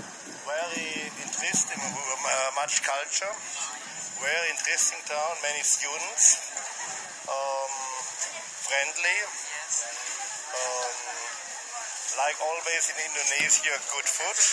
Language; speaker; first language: English; non-native, learner; German